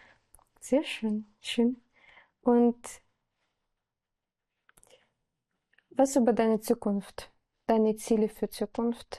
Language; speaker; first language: German; non-native, learner; Spanish